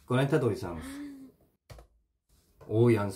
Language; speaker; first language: Portuguese; non-native, learner; Korean